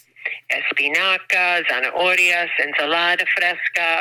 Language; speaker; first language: Spanish; non-native, learner; English